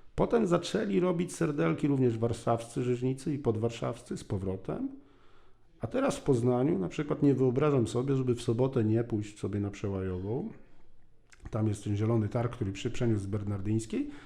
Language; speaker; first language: Polish; native; Polish